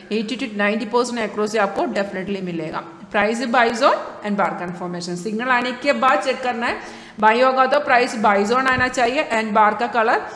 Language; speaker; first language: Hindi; non-native, local second language; Malayalam